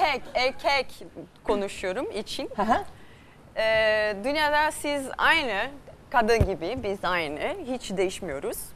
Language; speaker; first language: Turkish; non-native, learner; Portuguese